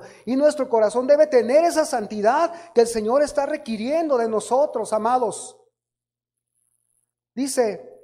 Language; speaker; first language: Spanish; native; Spanish